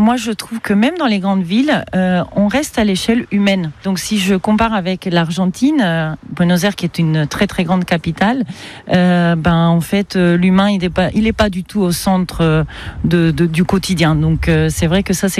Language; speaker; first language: French; non-native, fluent; Spanish